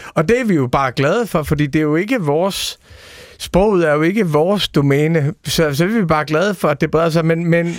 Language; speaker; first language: Danish; native; Danish